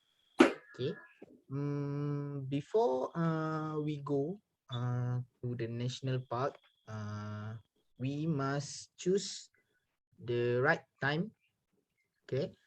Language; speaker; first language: English; non-native, learner; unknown